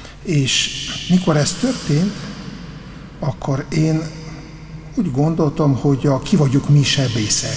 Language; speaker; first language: Hungarian; non-native, fluent; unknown